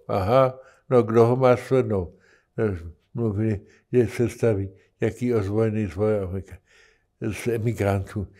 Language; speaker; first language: Czech; native; Czech